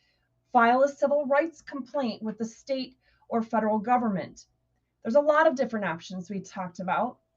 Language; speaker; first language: English; native; English